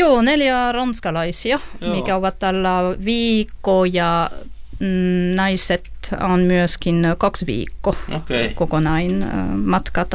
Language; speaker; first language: Finnish; non-native, learner; French